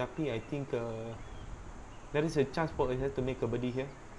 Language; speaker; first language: English; non-native, local second language; Malay